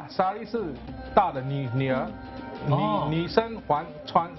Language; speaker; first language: Chinese; non-native, local second language; Tamil